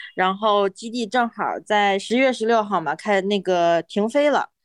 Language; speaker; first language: Chinese; native; Chinese